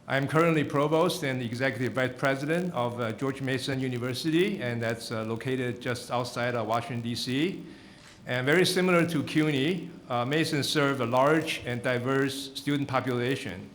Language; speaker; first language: English; non-native, fluent; Chinese